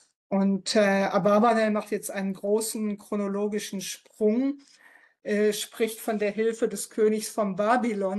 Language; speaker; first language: German; native; German